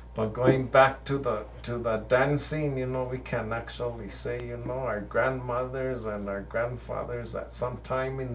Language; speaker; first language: English; early bilingual, other home language; Spanish